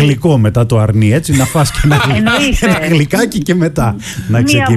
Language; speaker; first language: Greek; native; Greek